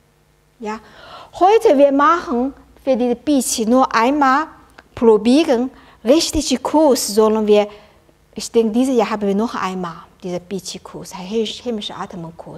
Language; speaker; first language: German; non-native, learner; Chinese